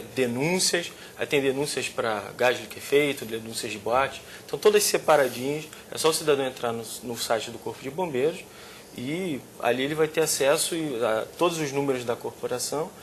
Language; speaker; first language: Portuguese; native; Portuguese